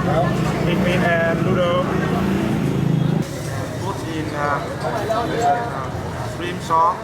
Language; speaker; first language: English; non-native, learner; Vietnamese